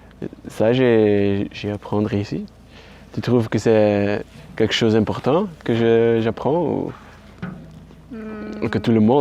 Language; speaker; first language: French; non-native, learner; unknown